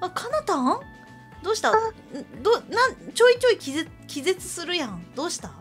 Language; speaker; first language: Japanese; native; Japanese